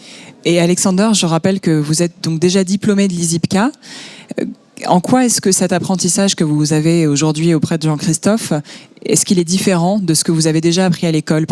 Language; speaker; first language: French; native; French